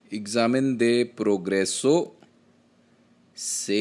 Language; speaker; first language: Spanish; non-native, learner; Hindi